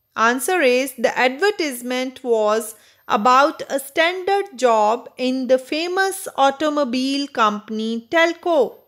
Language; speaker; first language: English; non-native, local second language; Punjabi